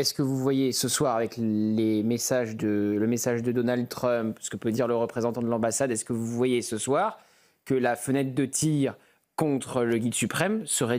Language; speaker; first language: French; native; French